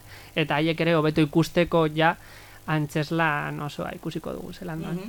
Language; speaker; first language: Basque; native; Basque